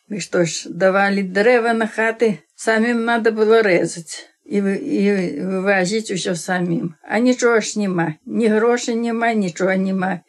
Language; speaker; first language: Belarusian; native; Belarusian